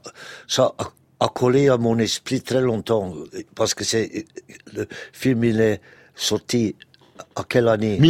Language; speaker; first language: French; non-native, local second language; Dutch